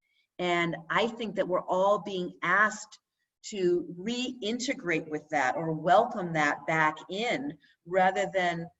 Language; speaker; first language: English; native; English